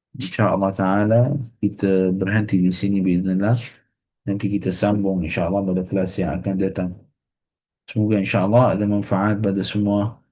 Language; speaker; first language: Malay; non-native, fluent; Arabic